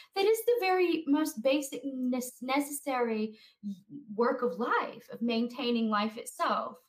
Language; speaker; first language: English; native; English